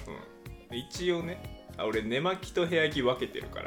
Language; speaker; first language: Japanese; native; Japanese